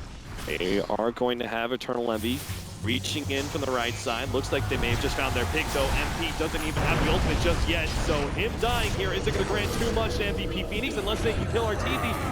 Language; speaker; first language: English; native; English